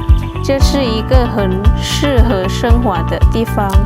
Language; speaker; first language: Chinese; non-native, learner; Lao